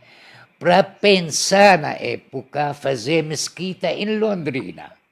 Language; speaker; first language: Portuguese; non-native, learner; Arabic